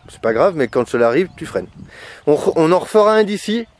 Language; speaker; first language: French; native; French